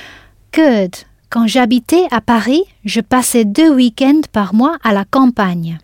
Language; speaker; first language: French; non-native, fluent; English